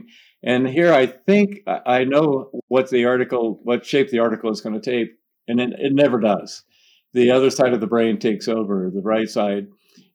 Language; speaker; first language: English; native; English